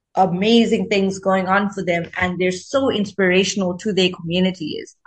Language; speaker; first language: English; native; English